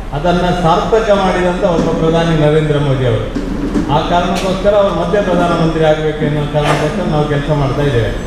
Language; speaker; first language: Kannada; native; Kannada